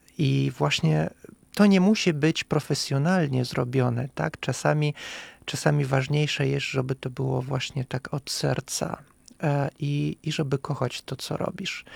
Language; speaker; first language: Polish; non-native, fluent; Russian